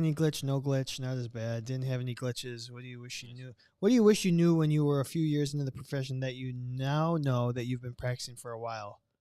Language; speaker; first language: English; native; English